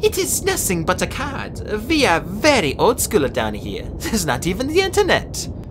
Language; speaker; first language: English; native; English